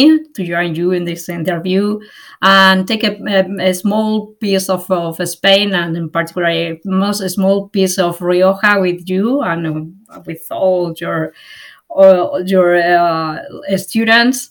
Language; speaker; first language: English; non-native, fluent; Spanish